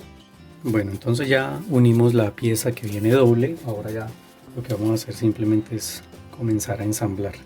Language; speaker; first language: Spanish; native; Spanish